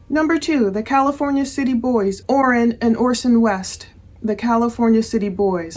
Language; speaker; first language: English; native; English